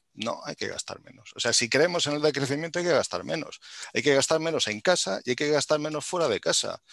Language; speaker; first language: Spanish; native; Spanish